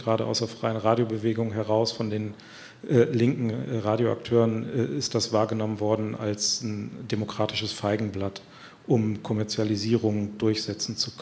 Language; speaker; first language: German; native; German